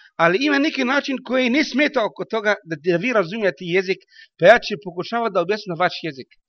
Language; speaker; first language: Bosnian; non-native, learner; Arabic